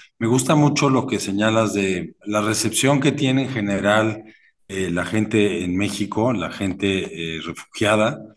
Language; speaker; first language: Spanish; native; Spanish